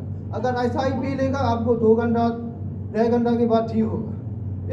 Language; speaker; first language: Hindi; non-native, fluent; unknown